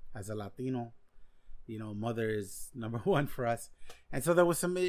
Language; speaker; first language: English; non-native, fluent; Spanish